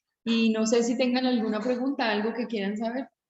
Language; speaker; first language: Spanish; native; Spanish